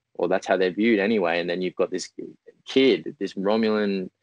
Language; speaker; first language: English; native; English